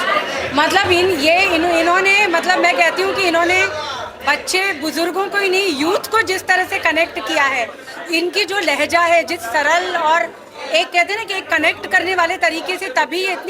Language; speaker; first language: Hindi; native; Hindi